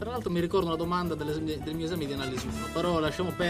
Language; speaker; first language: Italian; native; Italian